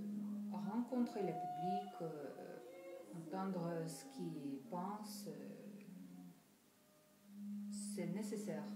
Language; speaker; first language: French; non-native, fluent; Russian